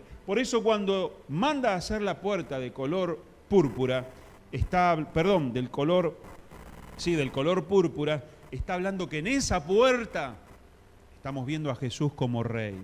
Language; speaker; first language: Spanish; native; Spanish